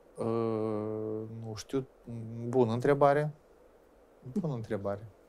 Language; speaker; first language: Romanian; native; Romanian